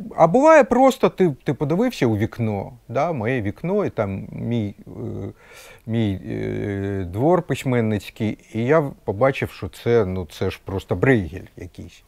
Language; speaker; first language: Ukrainian; non-native, local second language; Russian